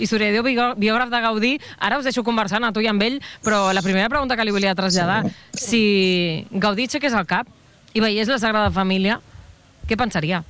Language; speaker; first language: Catalan; native; Catalan